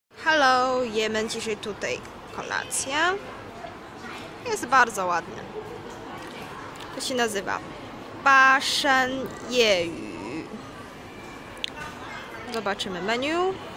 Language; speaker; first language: Polish; non-native, learner; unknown